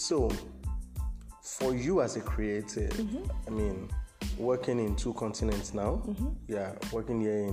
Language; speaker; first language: English; non-native, local second language; Yoruba